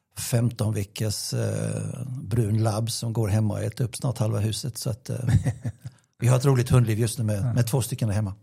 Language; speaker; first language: Swedish; native; Swedish